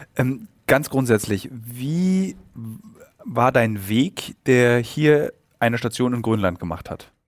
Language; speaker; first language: German; native; German